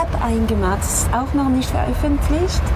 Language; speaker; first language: German; non-native, fluent; French